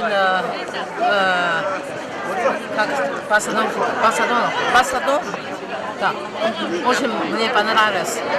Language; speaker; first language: Russian; non-native, learner; Chinese